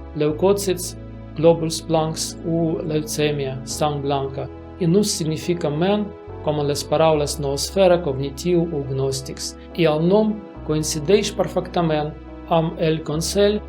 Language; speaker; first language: Catalan; non-native, learner; Russian